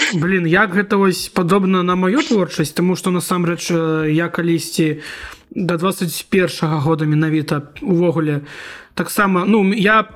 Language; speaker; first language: Belarusian; non-native, local second language; Russian